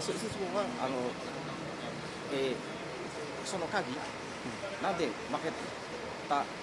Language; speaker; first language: Japanese; non-native, learner; Indonesian